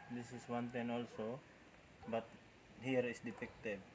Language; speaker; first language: English; non-native, local second language; Cebuano